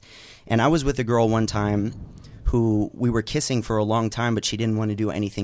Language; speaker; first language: English; non-native, local second language; Filipino